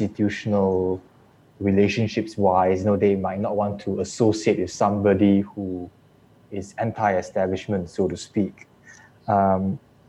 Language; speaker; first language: English; non-native, local second language; Chinese